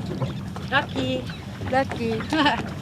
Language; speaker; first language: Japanese; non-native, learner; Korean